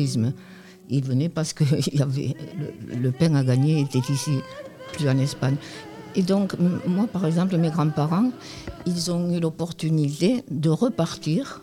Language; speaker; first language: French; native; French